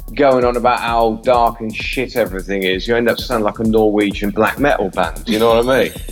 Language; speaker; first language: English; native; English